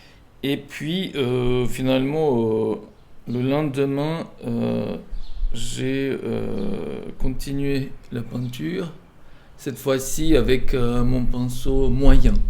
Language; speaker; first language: French; non-native, fluent; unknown